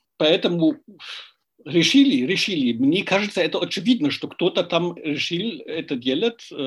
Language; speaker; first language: Russian; non-native, fluent; German